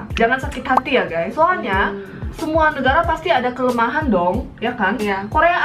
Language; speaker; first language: Indonesian; early bilingual, heritage; Korean